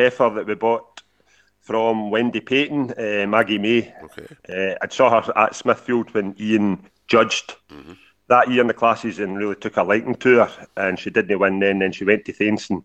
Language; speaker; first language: English; native; English